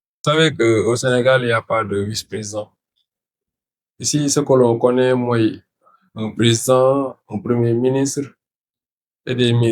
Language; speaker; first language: French; non-native, local second language; Wolof